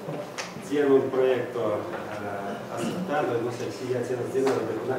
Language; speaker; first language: Spanish; non-native, fluent; Russian